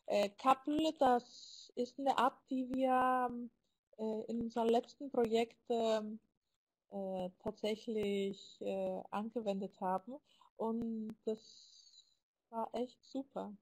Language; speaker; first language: German; non-native, fluent; Greek